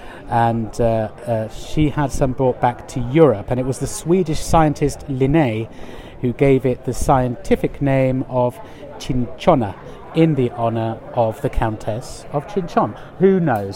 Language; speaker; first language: English; native; English